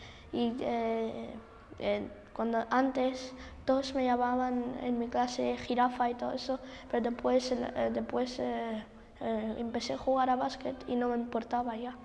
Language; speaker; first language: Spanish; early bilingual, other home language; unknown